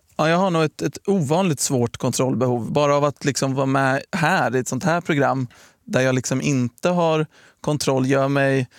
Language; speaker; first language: Swedish; native; Swedish